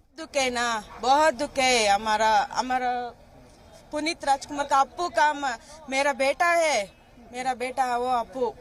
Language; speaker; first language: Hindi; non-native, local second language; Kannada